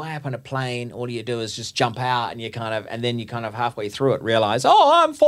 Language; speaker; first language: English; native; English